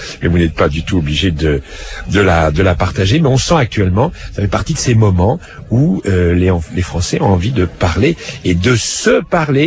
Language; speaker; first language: French; native; French